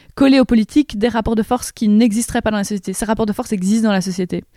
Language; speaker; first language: French; native; French